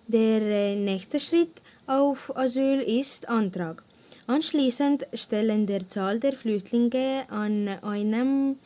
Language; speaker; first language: German; non-native, learner; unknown